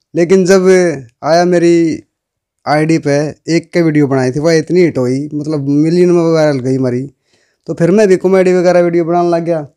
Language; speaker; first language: Hindi; native; Hindi